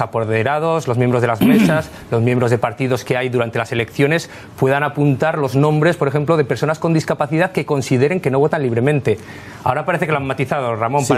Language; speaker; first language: Spanish; native; Spanish